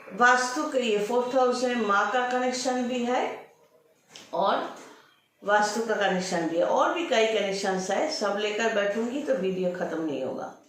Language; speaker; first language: Hindi; non-native, local second language; Bangla